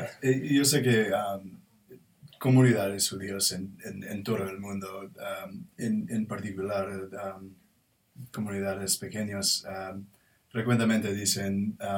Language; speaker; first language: Spanish; non-native, learner; English